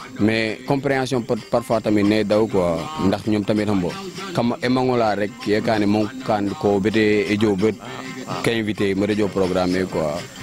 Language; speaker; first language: Wolof; non-native, local second language; Jola-Fonyi